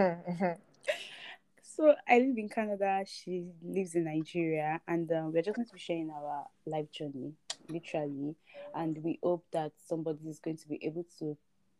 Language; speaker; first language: English; non-native, local second language; Yoruba